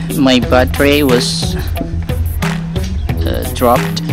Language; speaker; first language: English; non-native, learner; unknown